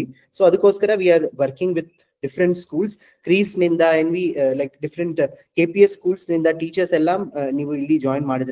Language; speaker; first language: Kannada; non-native, local second language; Malayalam